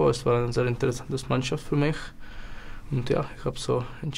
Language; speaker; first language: German; non-native, learner; Czech